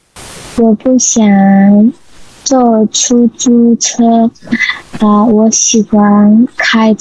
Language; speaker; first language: Chinese; non-native, learner; Burmese